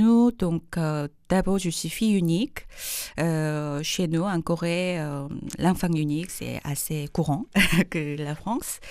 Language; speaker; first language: French; non-native, fluent; Korean